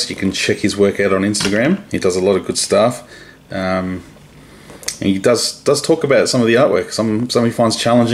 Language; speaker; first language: English; native; English